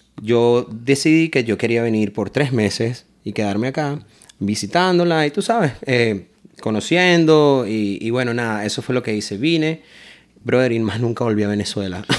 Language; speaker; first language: Spanish; native; Spanish